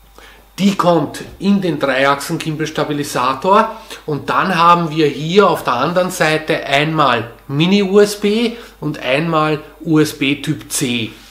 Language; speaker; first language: German; native; German